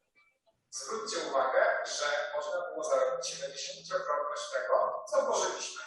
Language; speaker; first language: Polish; native; Polish